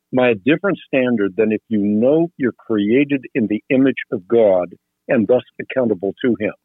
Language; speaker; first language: English; non-native, fluent; Dutch